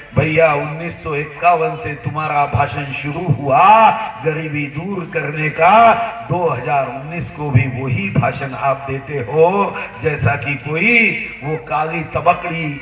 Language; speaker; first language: Hindi; non-native, local second language; Marathi